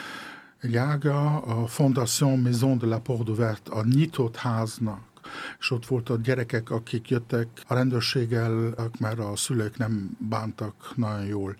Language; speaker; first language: Hungarian; early bilingual, heritage; Hungarian